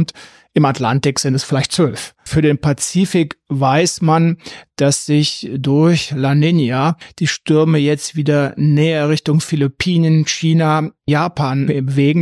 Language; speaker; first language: German; native; German